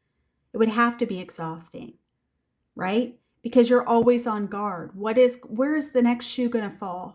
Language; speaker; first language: English; native; English